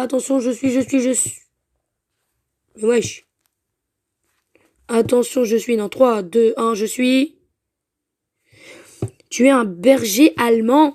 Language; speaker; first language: French; native; French